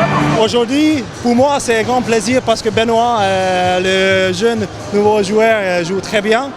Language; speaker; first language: French; non-native, learner; Hungarian